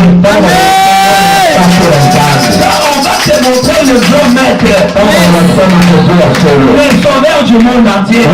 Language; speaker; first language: French; non-native, local second language; Lingala